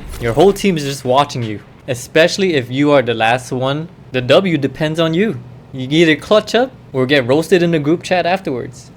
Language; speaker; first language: English; native; English